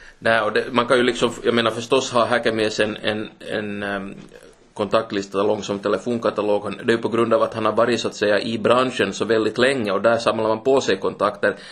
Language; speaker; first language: Swedish; native; Swedish